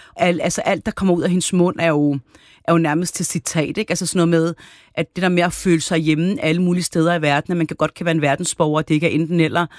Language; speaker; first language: Danish; early bilingual, other home language; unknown